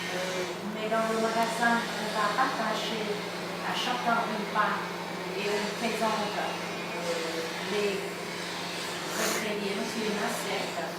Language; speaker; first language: French; non-native, fluent; Vietnamese